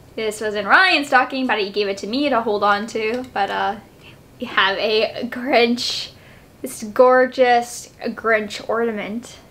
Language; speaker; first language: English; native; English